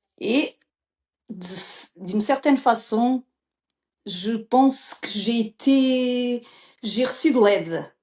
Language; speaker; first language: French; non-native, fluent; Portuguese